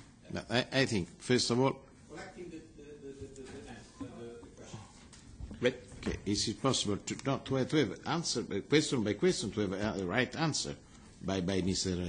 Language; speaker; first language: English; non-native, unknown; Italian